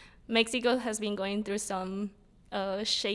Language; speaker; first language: English; non-native, fluent; Spanish